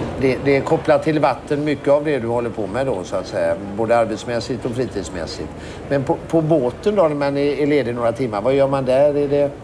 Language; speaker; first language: Swedish; native; Swedish